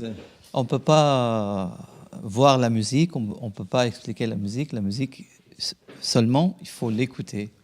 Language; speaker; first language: French; non-native, local second language; Arabic